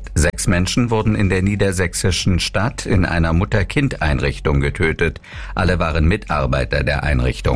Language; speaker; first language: German; native; German